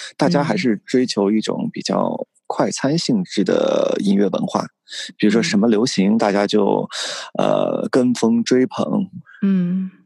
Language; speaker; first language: Chinese; native; Chinese